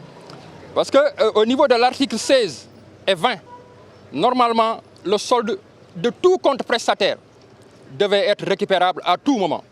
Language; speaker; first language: French; non-native, local second language; Wolof